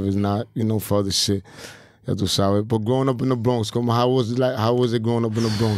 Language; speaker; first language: English; early bilingual, other home language; Spanish